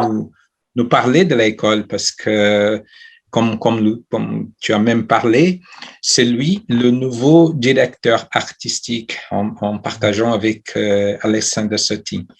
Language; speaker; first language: French; non-native, fluent; Portuguese